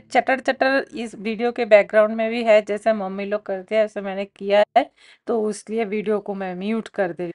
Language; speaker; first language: Hindi; non-native, local second language; Bangla